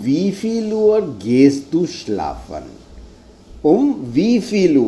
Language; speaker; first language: German; non-native, fluent; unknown